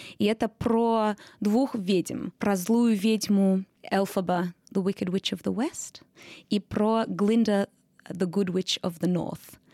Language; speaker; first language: Russian; early bilingual, heritage; Russian